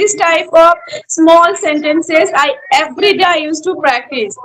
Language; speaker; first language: English; non-native, learner; Bangla